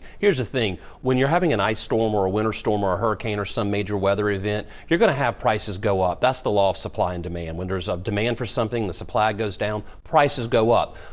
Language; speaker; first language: English; native; English